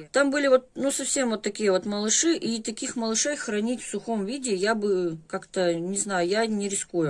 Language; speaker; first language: Russian; native; Russian